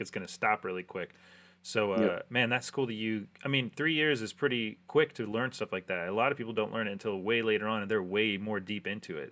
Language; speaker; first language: English; early bilingual, other home language; Japanese